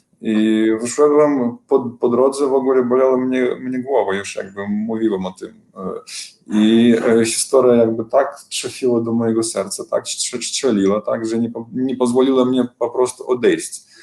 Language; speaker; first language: Polish; non-native, learner; Belarusian